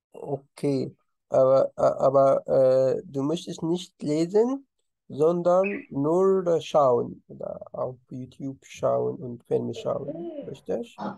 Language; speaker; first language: German; non-native, learner; Arabic